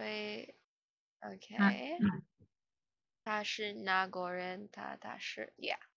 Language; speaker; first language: Chinese; non-native, learner; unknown